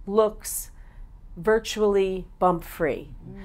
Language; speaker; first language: English; native; English